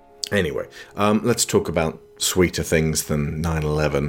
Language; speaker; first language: English; native; English